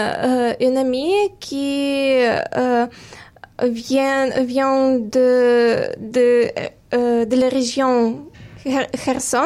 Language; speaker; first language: French; non-native, fluent; Ukrainian